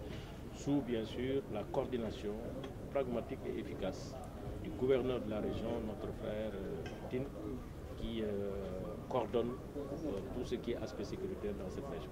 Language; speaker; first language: French; non-native, local second language; Wolof